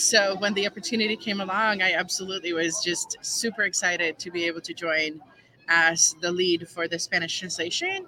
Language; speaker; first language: English; non-native, fluent; Spanish